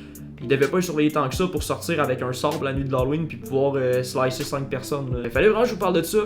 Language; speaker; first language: French; native; French